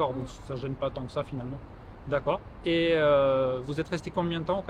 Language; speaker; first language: French; native; French